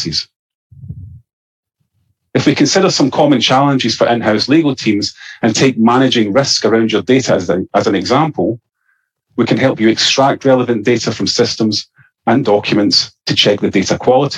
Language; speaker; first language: English; native; English